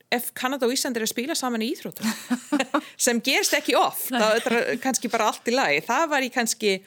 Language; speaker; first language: Icelandic; non-native, fluent; English